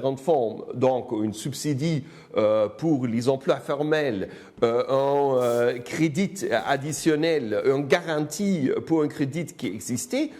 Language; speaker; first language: French; non-native, fluent; German